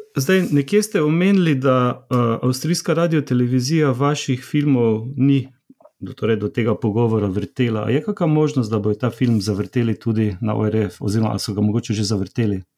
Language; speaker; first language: Slovenian; native; Slovenian